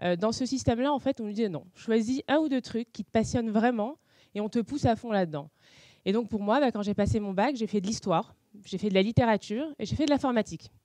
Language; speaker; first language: French; non-native, local second language; Arabic